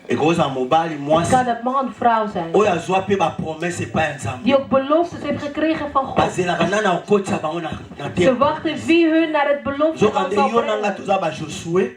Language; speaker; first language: Dutch; non-native, fluent; Lingala